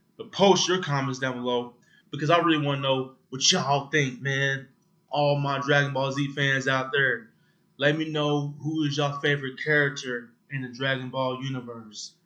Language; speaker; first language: English; native; English